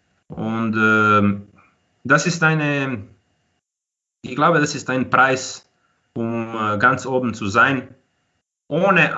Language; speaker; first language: German; non-native, fluent; Croatian